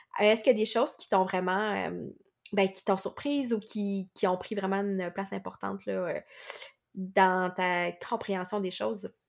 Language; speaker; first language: French; native; French